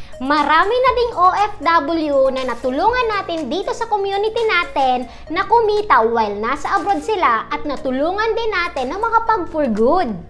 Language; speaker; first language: Filipino; non-native, local second language; Bikol